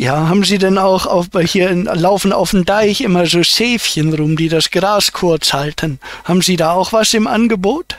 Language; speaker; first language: German; native; German